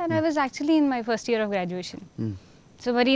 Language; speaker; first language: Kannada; non-native, fluent; Hindi